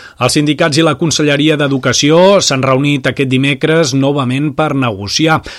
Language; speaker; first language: Catalan; native; Catalan